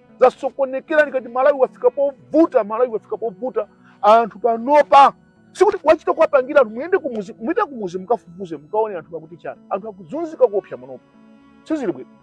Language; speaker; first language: Nyanja; native; Nyanja